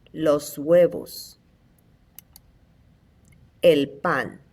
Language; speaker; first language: Spanish; non-native, fluent; English